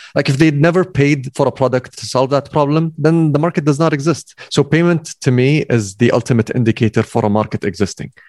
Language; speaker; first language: English; non-native, fluent; Arabic